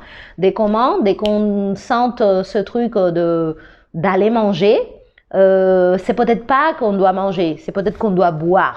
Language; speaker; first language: French; non-native, fluent; Spanish